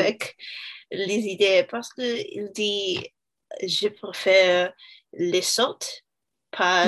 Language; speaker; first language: French; non-native, learner; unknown